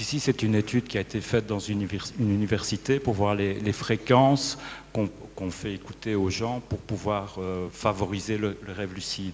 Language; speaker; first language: French; native; French